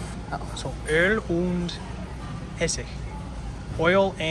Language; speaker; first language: German; non-native, learner; English